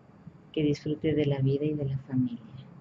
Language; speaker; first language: Spanish; native; Spanish